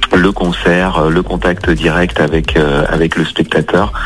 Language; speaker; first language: French; native; French